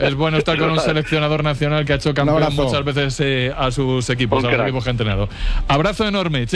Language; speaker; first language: Spanish; native; Spanish